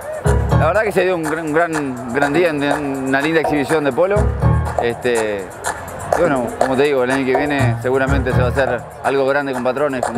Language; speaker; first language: Spanish; native; Spanish